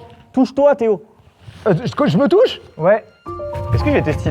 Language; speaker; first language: French; native; French